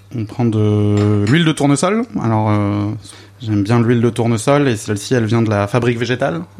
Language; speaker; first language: French; native; French